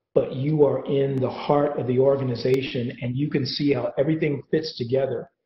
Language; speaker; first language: English; native; English